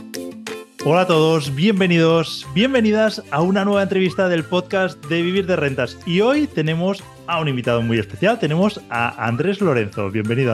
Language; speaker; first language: Spanish; native; Spanish